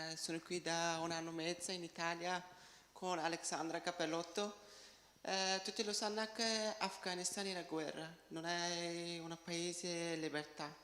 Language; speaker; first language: Italian; non-native, learner; Persian